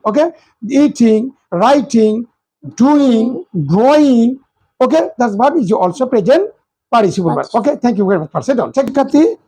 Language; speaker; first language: English; non-native, local second language; Bangla